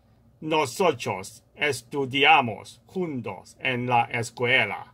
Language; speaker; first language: Spanish; non-native, learner; Cantonese